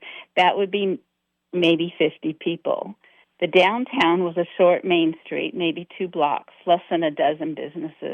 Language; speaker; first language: English; native; English